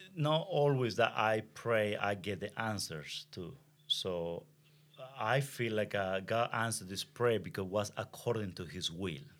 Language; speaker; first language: English; non-native, learner; Spanish